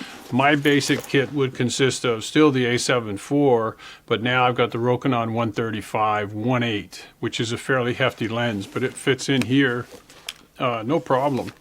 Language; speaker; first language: English; native; English